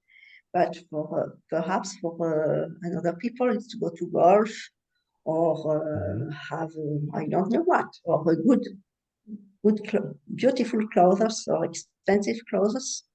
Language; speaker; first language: English; non-native, learner; French